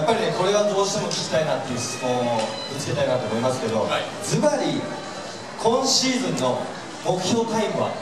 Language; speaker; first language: Japanese; native; Japanese